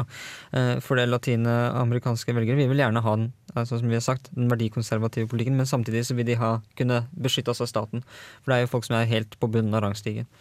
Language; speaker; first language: Norwegian; native; Norwegian